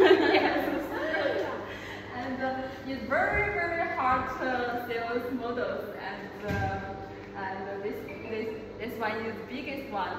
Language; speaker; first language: English; non-native, learner; Chinese